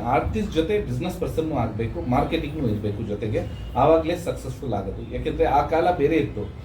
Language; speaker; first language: Kannada; non-native, local second language; Urdu